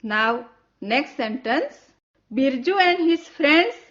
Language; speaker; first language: English; non-native, local second language; Gujarati